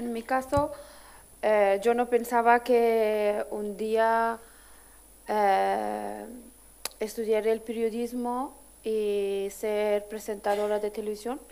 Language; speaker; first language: Spanish; non-native, fluent; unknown